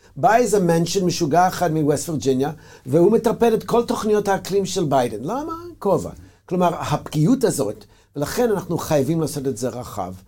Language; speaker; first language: Hebrew; non-native, fluent; English